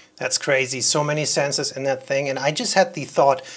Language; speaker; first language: English; non-native, fluent; German